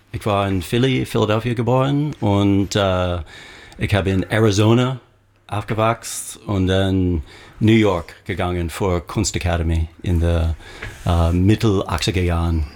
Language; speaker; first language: German; non-native, learner; English